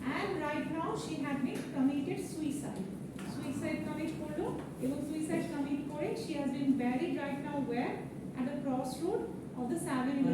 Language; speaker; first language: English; non-native, local second language; Bangla